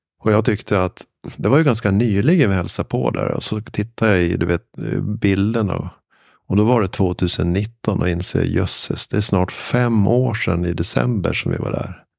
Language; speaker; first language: Swedish; native; Swedish